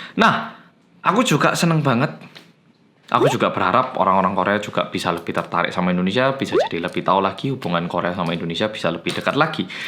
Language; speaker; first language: Indonesian; non-native, fluent; Korean